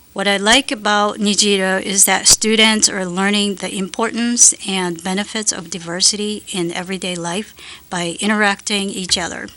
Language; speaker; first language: English; non-native, fluent; Japanese